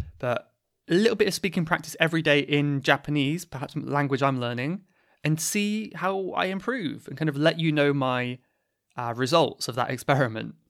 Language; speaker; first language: English; native; English